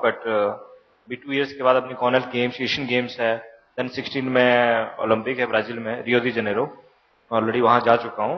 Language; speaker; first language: Hindi; native; Hindi